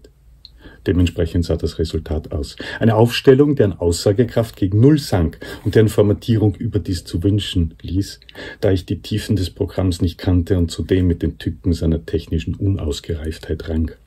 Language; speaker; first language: German; native; German